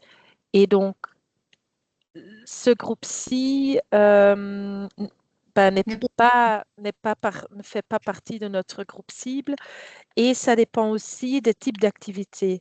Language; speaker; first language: French; non-native, fluent; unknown